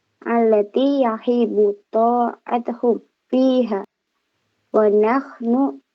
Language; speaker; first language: Arabic; non-native, learner; Indonesian